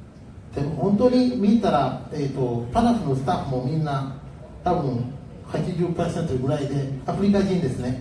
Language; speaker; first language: Japanese; non-native, learner; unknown